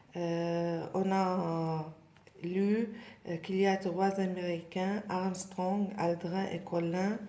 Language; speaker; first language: French; non-native, local second language; Arabic